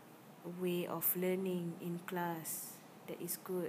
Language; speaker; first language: English; non-native, learner; Malay